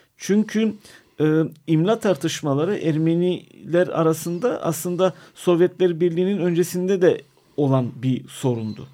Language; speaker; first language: Turkish; non-native, local second language; Armenian